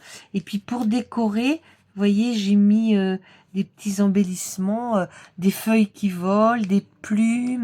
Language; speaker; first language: French; native; French